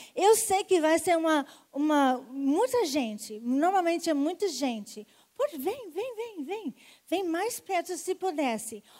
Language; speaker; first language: Portuguese; non-native, fluent; English